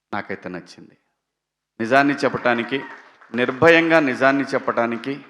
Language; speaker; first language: Telugu; native; Telugu